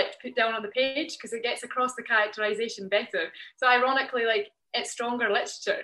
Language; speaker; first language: English; native; English